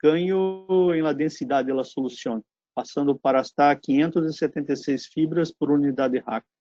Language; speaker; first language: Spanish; non-native, learner; Portuguese